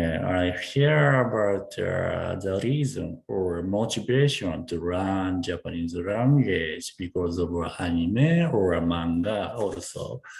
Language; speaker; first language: English; non-native, learner; Japanese